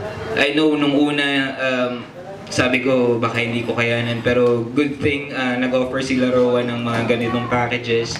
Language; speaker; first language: Filipino; native; Filipino